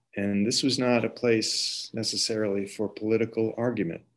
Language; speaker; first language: English; native; English